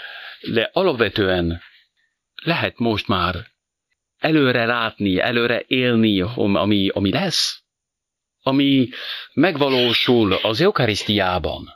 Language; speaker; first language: Hungarian; non-native, fluent; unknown